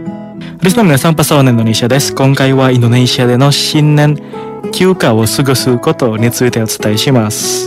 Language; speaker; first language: Japanese; non-native, fluent; Indonesian